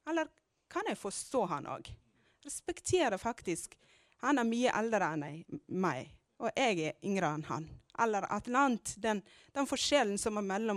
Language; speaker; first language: Norwegian; non-native, fluent; Amharic